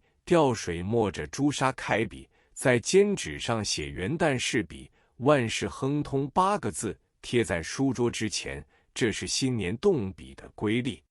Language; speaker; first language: Chinese; native; Chinese